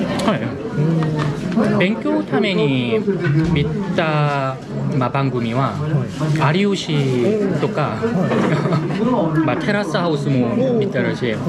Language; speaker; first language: Japanese; non-native, learner; Korean